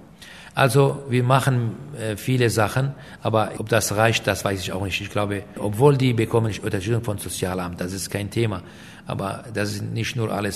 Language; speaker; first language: German; non-native, fluent; Aramaic